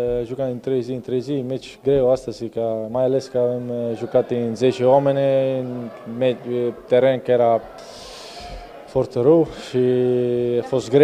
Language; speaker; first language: Romanian; non-native, learner; Italian